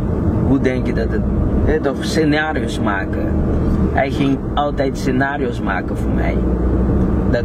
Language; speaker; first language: Dutch; non-native, local second language; Papiamento